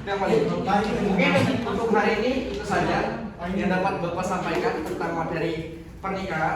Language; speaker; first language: Indonesian; native; Indonesian